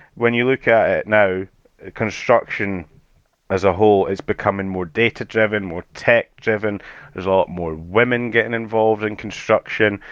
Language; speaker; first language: English; native; English